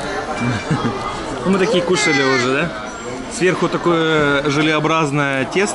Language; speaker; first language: Russian; native; Russian